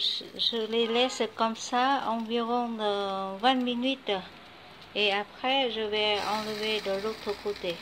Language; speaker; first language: French; non-native, fluent; Vietnamese